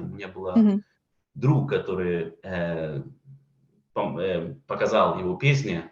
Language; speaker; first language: Russian; non-native, fluent; Swedish